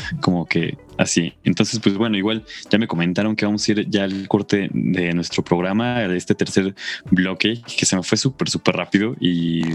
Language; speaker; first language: Spanish; native; Spanish